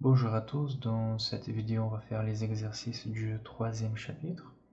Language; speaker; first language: French; non-native, fluent; Portuguese